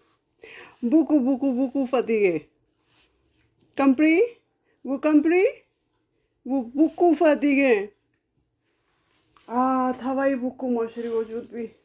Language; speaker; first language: French; non-native, learner; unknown